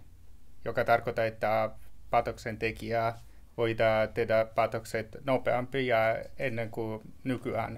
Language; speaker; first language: Finnish; non-native, learner; Italian